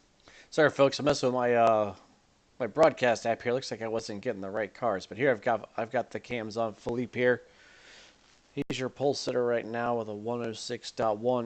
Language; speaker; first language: English; native; English